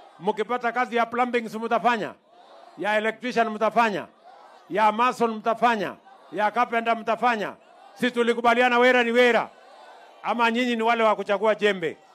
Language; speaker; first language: Swahili; non-native, local second language; Kalenjin